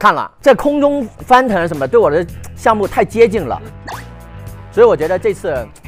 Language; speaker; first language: Chinese; non-native, local second language; Cantonese